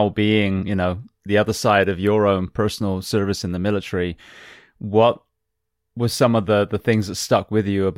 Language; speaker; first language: English; native; English